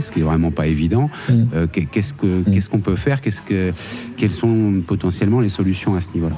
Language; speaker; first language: French; native; French